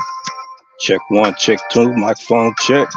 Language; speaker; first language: English; native; English